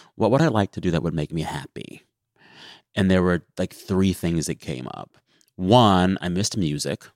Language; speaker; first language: English; native; English